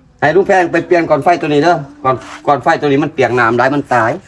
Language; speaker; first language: Thai; non-native, local second language; Lao